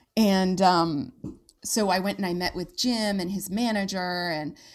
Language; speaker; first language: English; native; English